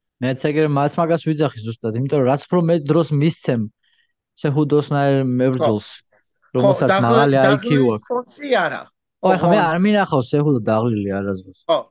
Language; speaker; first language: Georgian; native; Georgian